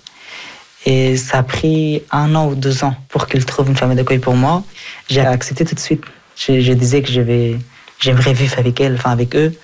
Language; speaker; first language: French; early bilingual, other home language; Persian